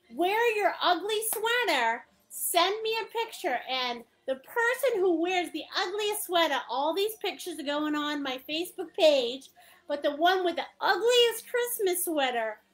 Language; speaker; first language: English; native; English